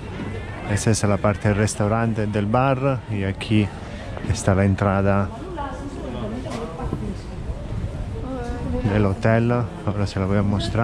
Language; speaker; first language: Spanish; non-native, fluent; Italian